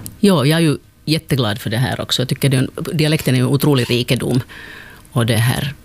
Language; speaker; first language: Swedish; native; Swedish